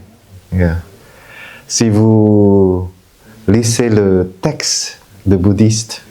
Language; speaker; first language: French; non-native, fluent; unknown